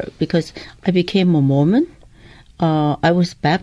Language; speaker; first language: English; non-native, local second language; Cantonese